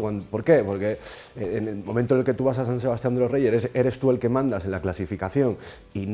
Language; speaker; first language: Spanish; native; Spanish